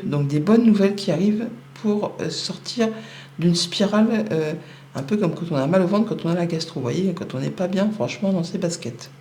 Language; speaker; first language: French; native; French